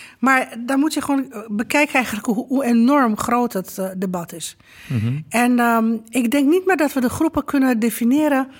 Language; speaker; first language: Dutch; non-native, fluent; Romanian